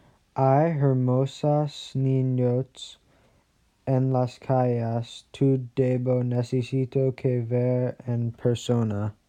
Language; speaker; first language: Spanish; non-native, learner; English